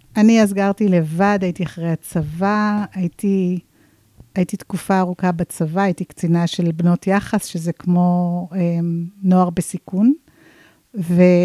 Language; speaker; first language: Hebrew; non-native, fluent; English